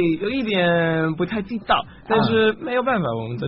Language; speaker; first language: Chinese; non-native, learner; English